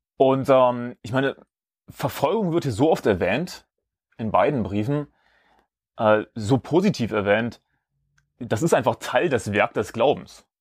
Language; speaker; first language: German; native; German